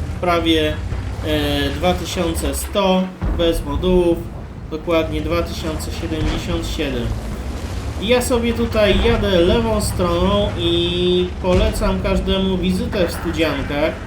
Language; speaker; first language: Polish; native; Polish